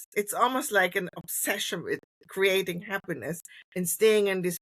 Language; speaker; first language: English; non-native, fluent; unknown